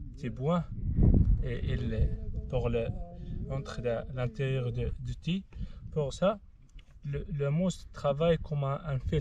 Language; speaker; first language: French; non-native, learner; Arabic